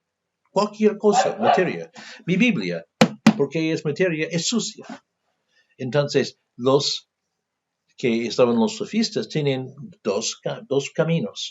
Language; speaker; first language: Spanish; non-native, fluent; English